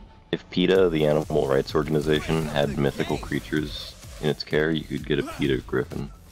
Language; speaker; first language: English; native; English